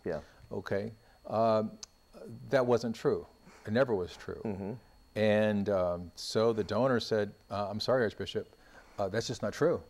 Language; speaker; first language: English; native; English